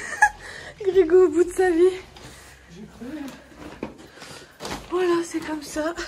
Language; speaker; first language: French; native; French